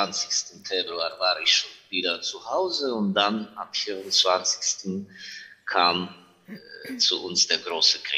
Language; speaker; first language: German; non-native, fluent; Ukrainian